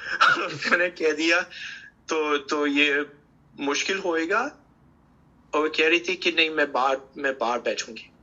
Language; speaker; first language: Hindi; early bilingual, heritage; Hindi